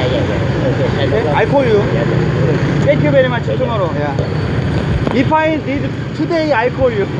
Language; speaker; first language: English; non-native, learner; Korean